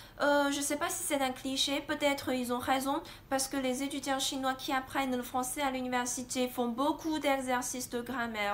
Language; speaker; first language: French; non-native, fluent; Chinese